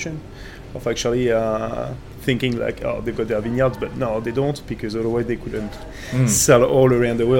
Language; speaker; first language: English; non-native, fluent; French